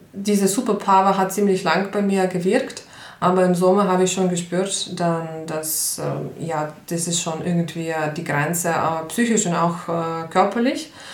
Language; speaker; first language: German; non-native, fluent; Ukrainian